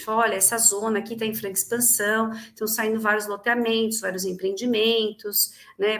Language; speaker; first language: Portuguese; native; Portuguese